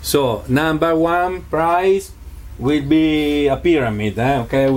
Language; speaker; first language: English; non-native, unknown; Italian